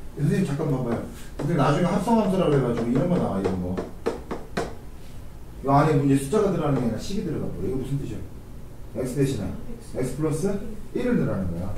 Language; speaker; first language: Korean; native; Korean